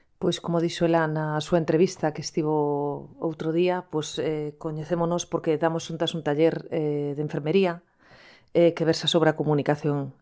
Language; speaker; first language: Galician; non-native, local second language; Spanish